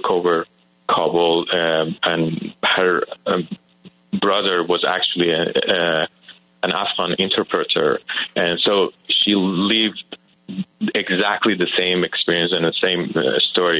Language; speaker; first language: English; non-native, fluent; Persian